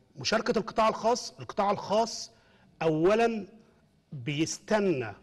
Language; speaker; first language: Arabic; native; Arabic